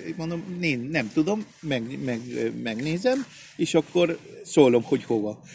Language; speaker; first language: Hungarian; early bilingual, heritage; Spanish